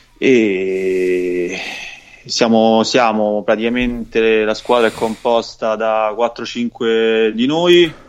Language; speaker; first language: Italian; native; Italian